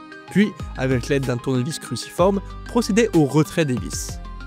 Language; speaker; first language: French; native; French